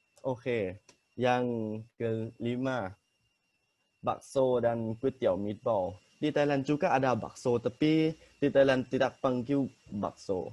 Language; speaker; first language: Indonesian; non-native, fluent; Thai